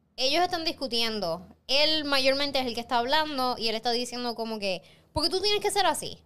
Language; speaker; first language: Spanish; native; Spanish